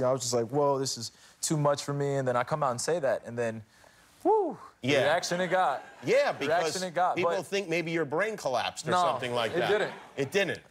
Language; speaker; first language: English; native; English